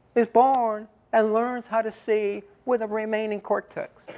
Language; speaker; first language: English; non-native, fluent; Estonian